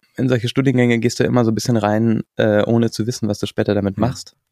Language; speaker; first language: German; native; German